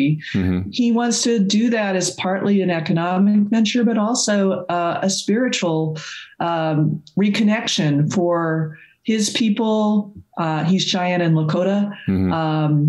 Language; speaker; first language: English; native; English